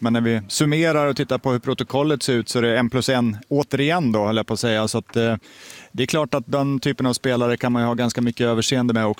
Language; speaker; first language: Swedish; native; Swedish